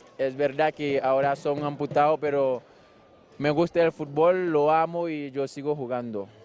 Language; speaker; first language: Spanish; non-native, fluent; Haitian Creole